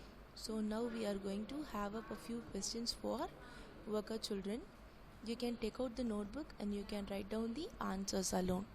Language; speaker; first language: English; non-native, local second language; Tamil